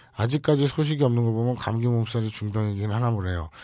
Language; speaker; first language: Korean; native; Korean